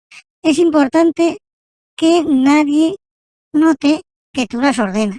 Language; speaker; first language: Spanish; native; Spanish